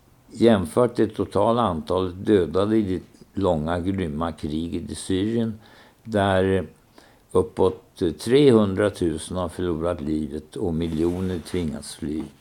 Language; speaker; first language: Swedish; native; Swedish